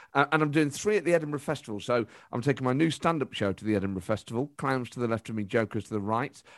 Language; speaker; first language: English; native; English